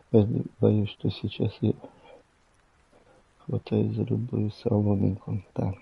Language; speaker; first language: Russian; native; Russian